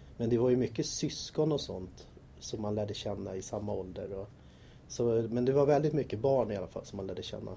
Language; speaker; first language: Swedish; native; Swedish